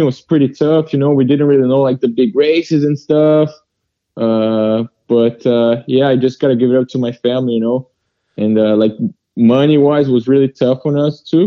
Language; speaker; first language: English; early bilingual, other home language; Portuguese